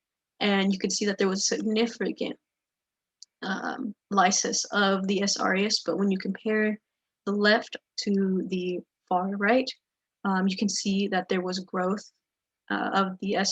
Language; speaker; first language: English; native; English